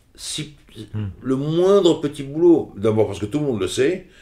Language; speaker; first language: French; native; French